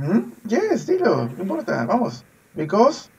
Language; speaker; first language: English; non-native, fluent; Spanish